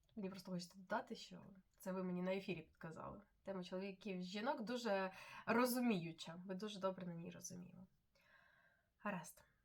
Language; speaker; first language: Ukrainian; non-native, local second language; Russian